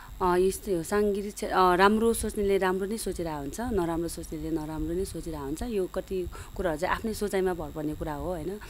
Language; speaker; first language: Nepali; non-native, local second language; Sherpa